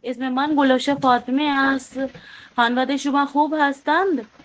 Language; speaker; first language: Persian; non-native, learner; Urdu